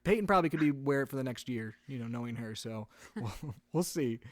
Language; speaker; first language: English; native; English